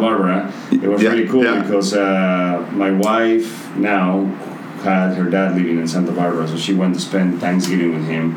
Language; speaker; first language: English; non-native, fluent; Spanish